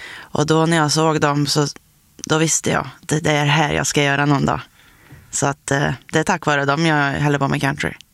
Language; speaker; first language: Swedish; native; Swedish